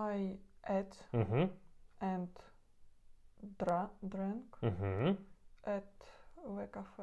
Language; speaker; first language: English; non-native, learner; Russian